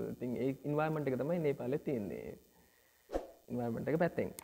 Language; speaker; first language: Sinhala; early bilingual, other home language; Nepali